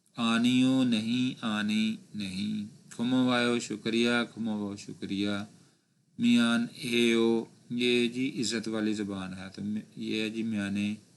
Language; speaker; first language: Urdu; non-native, local second language; Punjabi